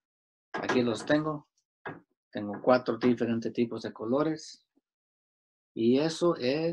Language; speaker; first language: Spanish; early bilingual, heritage; Spanish